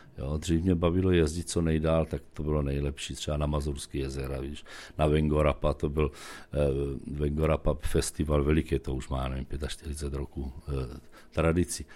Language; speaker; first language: Czech; native; Czech